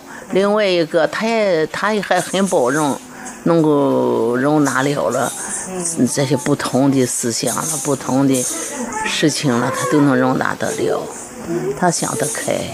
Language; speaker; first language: Chinese; native; Chinese